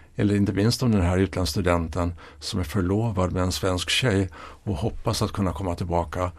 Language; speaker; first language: Swedish; native; Swedish